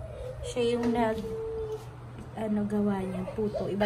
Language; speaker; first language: Filipino; native; Filipino